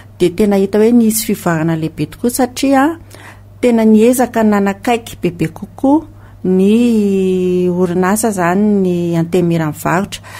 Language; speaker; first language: Malagasy; native; Malagasy